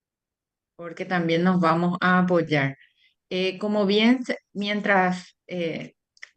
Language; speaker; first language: Spanish; native; Spanish